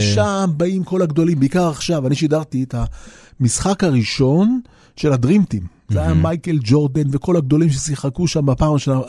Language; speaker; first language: Hebrew; native; Hebrew